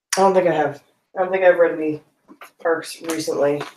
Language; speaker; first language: English; native; English